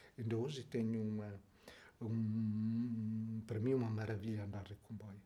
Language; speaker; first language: Portuguese; non-native, local second language; Tetum